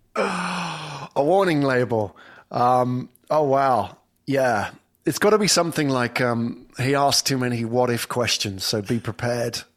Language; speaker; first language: English; native; English